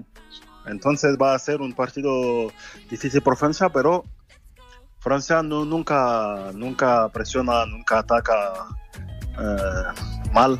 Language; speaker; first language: Spanish; non-native, fluent; French